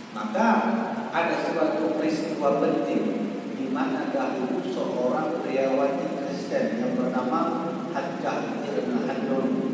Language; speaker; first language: Malay; non-native, local second language; Achinese